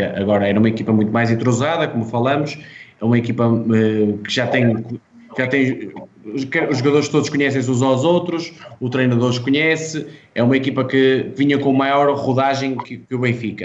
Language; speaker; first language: Portuguese; native; Portuguese